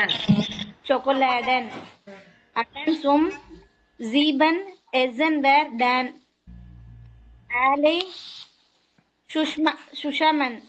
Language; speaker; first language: German; non-native, learner; Tamil